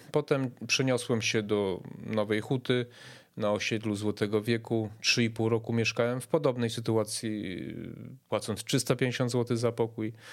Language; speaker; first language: Polish; native; Polish